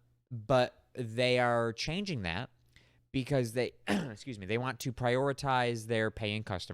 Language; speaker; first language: English; native; English